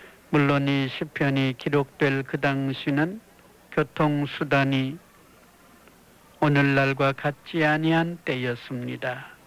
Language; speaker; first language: Korean; native; Korean